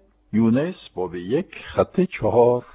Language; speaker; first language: Persian; non-native, fluent; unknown